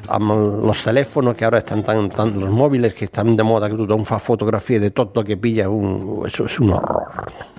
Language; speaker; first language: Catalan; non-native, local second language; Spanish